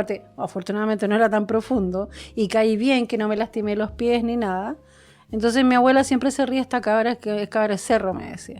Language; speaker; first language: Spanish; native; Spanish